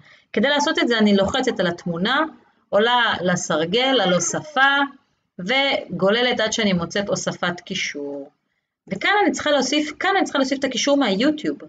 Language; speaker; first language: Hebrew; native; Hebrew